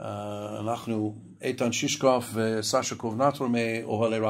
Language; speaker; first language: Hebrew; non-native, fluent; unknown